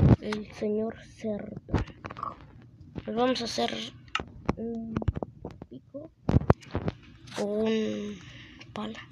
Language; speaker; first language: Spanish; early bilingual, heritage; Spanish